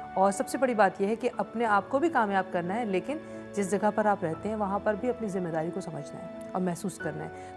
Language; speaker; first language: Urdu; native; Urdu